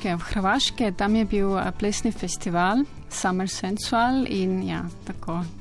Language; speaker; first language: Slovenian; non-native, learner; Estonian